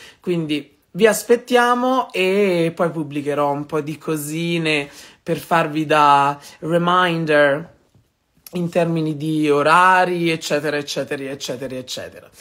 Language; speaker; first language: Italian; native; Italian